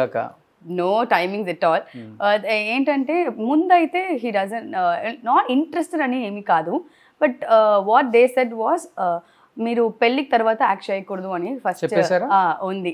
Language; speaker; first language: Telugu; non-native, learner; Tamil